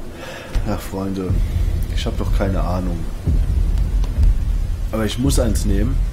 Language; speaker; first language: German; native; German